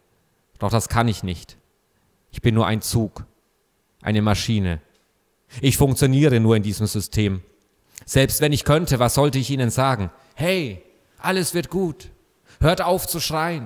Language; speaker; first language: German; native; German